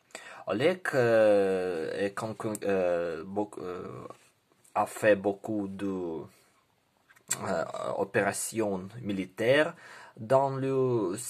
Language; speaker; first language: French; non-native, learner; Ukrainian